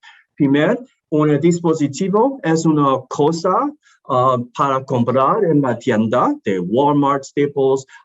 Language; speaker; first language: Spanish; non-native, learner; English